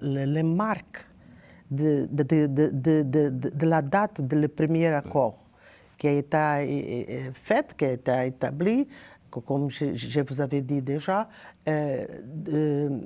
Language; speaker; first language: French; non-native, learner; Portuguese